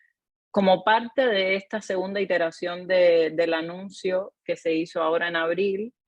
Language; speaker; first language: Spanish; native; Spanish